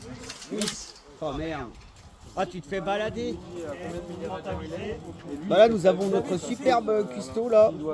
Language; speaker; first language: French; native; French